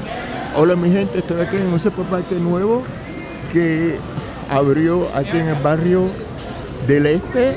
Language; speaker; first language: Spanish; early bilingual, heritage; Spanish